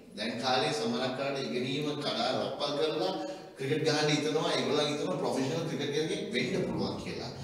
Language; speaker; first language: Sinhala; non-native, local second language; Tamil